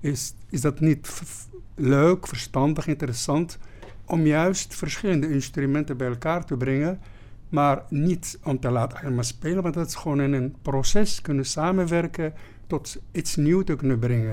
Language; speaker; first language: Dutch; non-native, fluent; Arabic